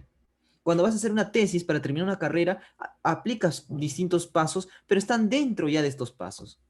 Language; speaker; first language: Spanish; native; Spanish